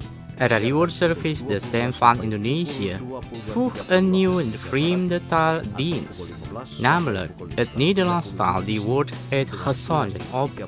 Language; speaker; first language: Dutch; non-native, learner; Indonesian